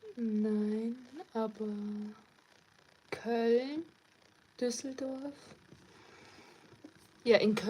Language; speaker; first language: German; early bilingual, other home language; Turkish